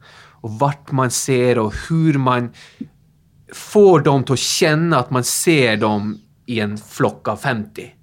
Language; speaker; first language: Swedish; non-native, fluent; Norwegian